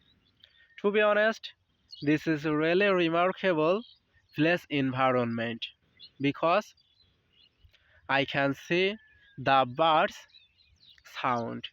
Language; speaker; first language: English; non-native, learner; Bangla